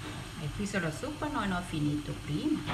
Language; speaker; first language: Italian; non-native, learner; Thai